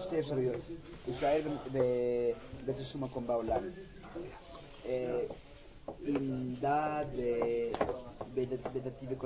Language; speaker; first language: Hebrew; non-native, learner; Spanish